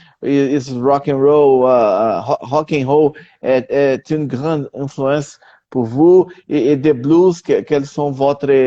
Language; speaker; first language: French; non-native, learner; Portuguese